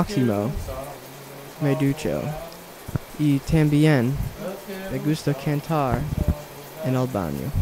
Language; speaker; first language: Spanish; non-native, learner; English